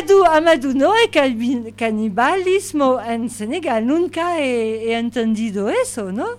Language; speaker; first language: Spanish; non-native, learner; French